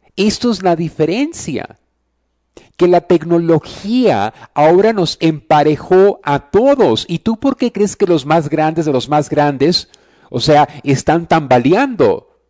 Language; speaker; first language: Spanish; early bilingual, heritage; Spanish